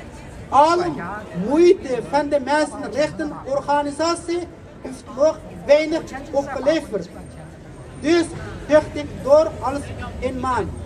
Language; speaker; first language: Dutch; non-native, learner; Uyghur